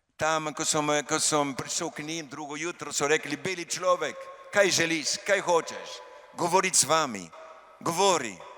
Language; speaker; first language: Slovenian; early bilingual, heritage; Slovenian